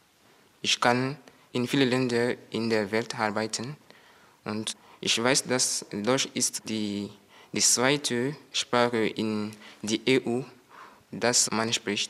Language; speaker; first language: German; non-native, learner; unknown